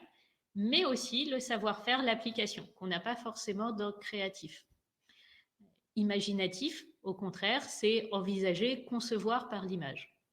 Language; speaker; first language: French; native; French